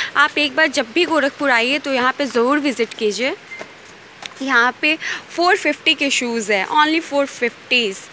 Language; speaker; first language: Hindi; native; Hindi